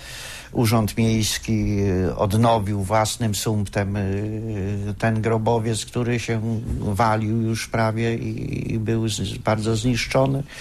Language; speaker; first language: Polish; native; Polish